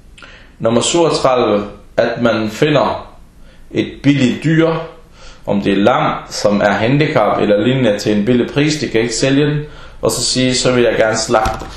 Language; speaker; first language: Danish; early bilingual, other home language; Arabic